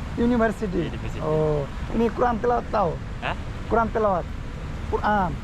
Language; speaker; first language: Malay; non-native, learner; Bangla